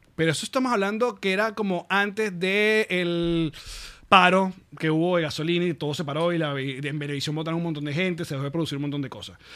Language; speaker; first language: Spanish; native; Spanish